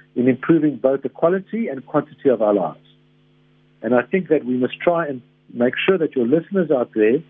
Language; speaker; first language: English; native; English